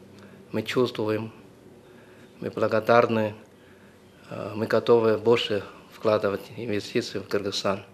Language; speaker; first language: Russian; non-native, fluent; Chinese